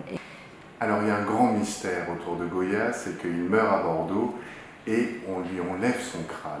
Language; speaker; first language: French; native; French